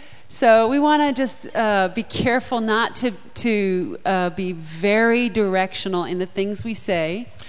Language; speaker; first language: English; native; English